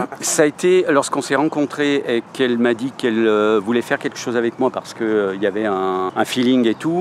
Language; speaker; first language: French; native; French